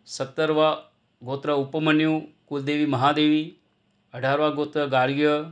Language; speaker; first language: Hindi; non-native, local second language; Gujarati